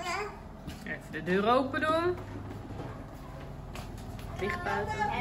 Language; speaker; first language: Dutch; native; Dutch